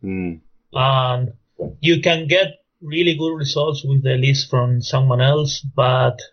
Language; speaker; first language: English; non-native, fluent; Spanish